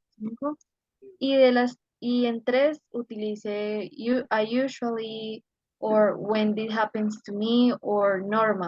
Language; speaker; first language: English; non-native, learner; Spanish